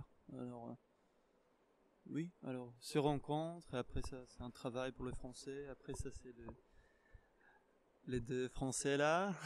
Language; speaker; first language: French; non-native, fluent; Hebrew